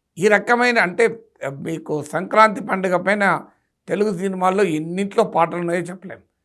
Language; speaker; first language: Telugu; native; Telugu